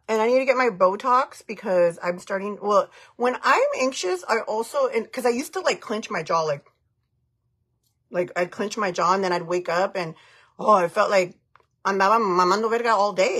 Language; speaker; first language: English; early bilingual, other home language; Spanish